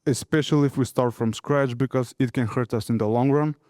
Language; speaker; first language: English; non-native, fluent; Macedonian